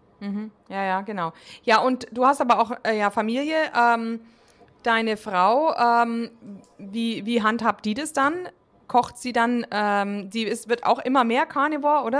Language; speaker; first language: German; native; German